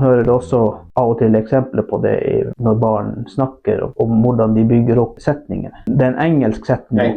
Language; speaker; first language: Norwegian; non-native, local second language; Northern Sami